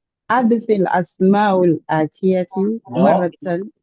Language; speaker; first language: Arabic; non-native, learner; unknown